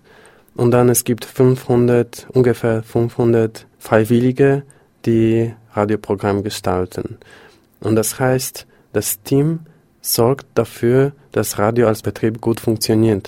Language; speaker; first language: German; non-native, fluent; Polish